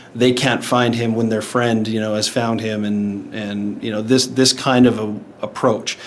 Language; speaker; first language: English; native; English